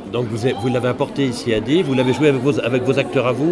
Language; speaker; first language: French; native; French